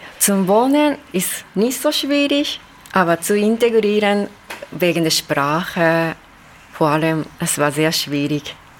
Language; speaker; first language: German; non-native, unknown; Japanese